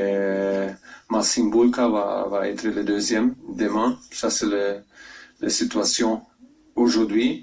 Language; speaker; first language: French; non-native, fluent; German